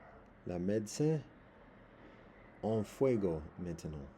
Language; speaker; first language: French; non-native, learner; English